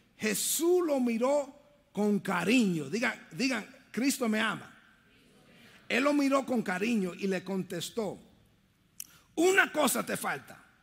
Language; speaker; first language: Spanish; early bilingual, heritage; Spanish